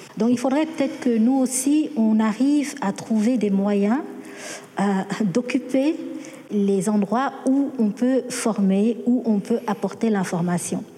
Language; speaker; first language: French; non-native, local second language; Wolof